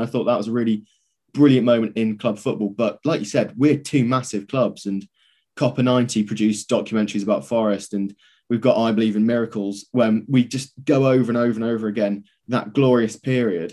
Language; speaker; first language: English; native; English